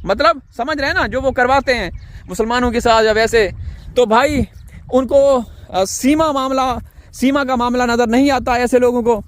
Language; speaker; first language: Urdu; non-native, local second language; Punjabi